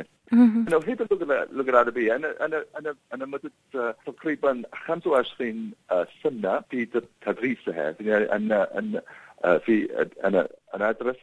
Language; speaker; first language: Arabic; non-native, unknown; English